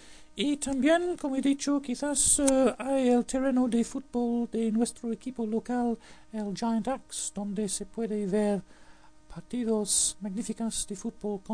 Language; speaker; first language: Spanish; non-native, fluent; English